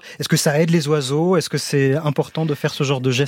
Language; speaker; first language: French; native; French